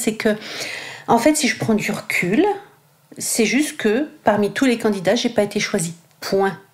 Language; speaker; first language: French; native; French